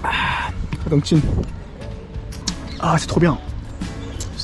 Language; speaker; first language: French; non-native, learner; Korean